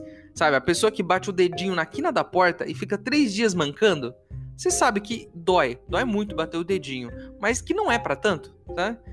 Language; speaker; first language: Portuguese; native; Portuguese